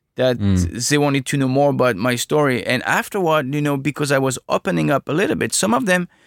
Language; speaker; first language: English; non-native, fluent; French